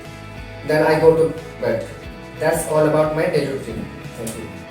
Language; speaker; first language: English; non-native, learner; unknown